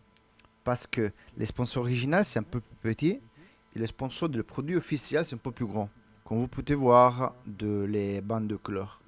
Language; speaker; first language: French; non-native, learner; Italian